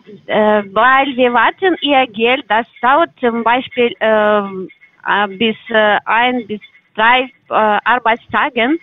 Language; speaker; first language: German; non-native, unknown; Russian